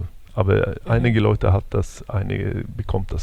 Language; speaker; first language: German; non-native, fluent; Swedish